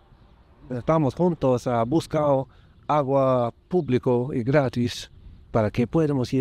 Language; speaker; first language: Spanish; non-native, learner; English